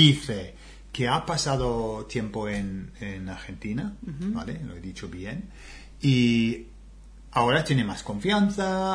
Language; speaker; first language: Spanish; non-native, fluent; English